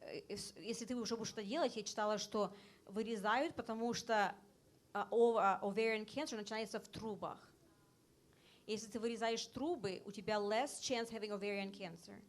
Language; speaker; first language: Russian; early bilingual, heritage; Russian